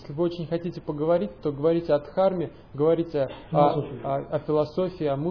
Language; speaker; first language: Russian; native; Russian